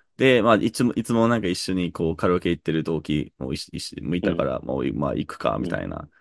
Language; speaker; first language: Japanese; native; Japanese